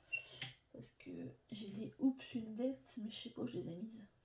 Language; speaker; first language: French; native; French